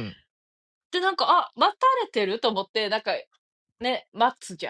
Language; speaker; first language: Japanese; native; Japanese